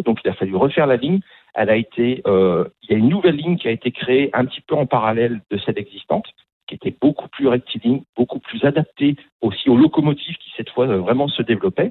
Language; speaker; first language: French; native; French